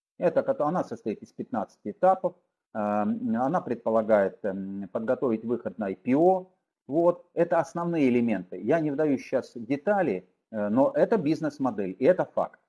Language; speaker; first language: Russian; native; Russian